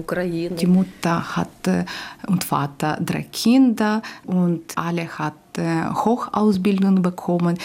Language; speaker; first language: German; non-native, learner; Ukrainian